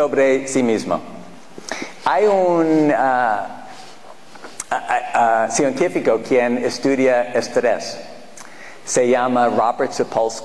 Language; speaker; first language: Spanish; non-native, fluent; English